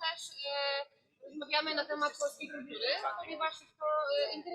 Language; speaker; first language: Polish; early bilingual, heritage; Polish